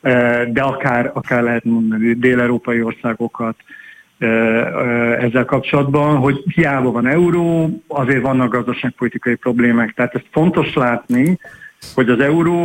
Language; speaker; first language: Hungarian; native; Hungarian